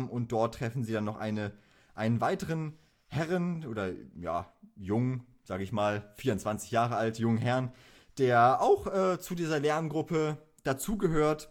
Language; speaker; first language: German; native; German